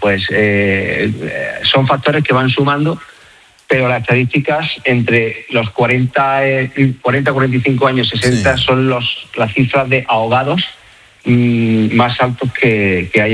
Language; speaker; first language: Spanish; native; Spanish